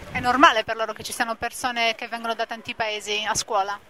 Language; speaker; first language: Italian; native; Italian